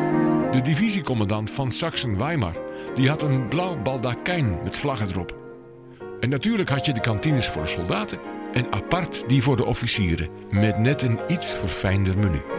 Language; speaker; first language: Dutch; native; Dutch